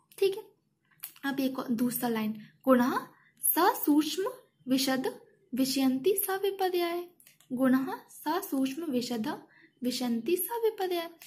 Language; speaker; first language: Hindi; native; Hindi